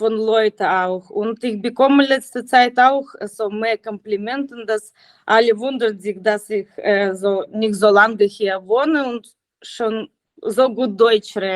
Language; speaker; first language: German; non-native, learner; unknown